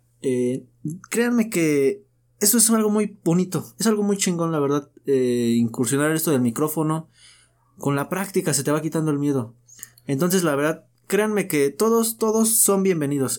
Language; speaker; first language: Spanish; native; Spanish